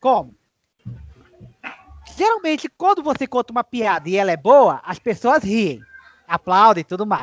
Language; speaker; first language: Portuguese; native; Portuguese